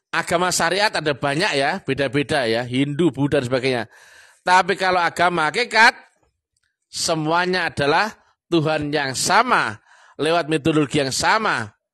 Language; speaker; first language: Indonesian; non-native, local second language; Javanese